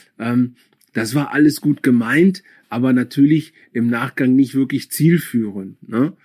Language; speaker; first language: German; early bilingual, other home language; Akan